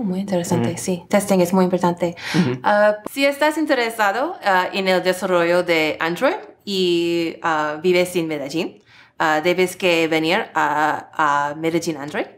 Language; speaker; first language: Spanish; non-native, learner; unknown